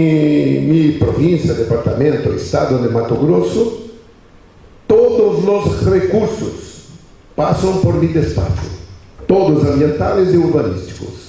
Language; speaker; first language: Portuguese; non-native, learner; Spanish